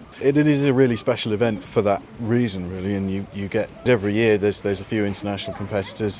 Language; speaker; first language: English; native; English